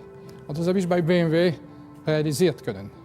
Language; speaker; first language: German; non-native, fluent; French